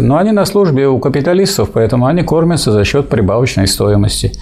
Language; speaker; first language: Russian; native; Russian